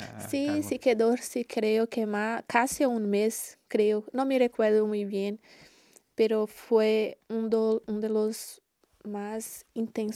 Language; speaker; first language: Spanish; non-native, learner; Portuguese